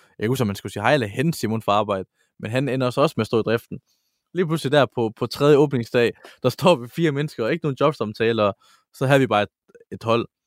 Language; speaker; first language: Danish; early bilingual, other home language; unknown